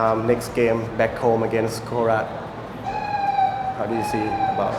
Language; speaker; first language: English; non-native, fluent; Thai